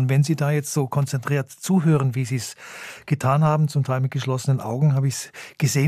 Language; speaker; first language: German; native; German